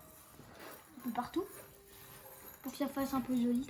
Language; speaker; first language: French; native; French